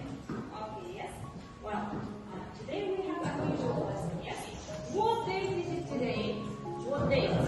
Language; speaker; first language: English; non-native, fluent; Uzbek